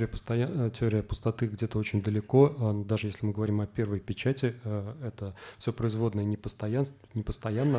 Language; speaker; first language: Russian; native; Russian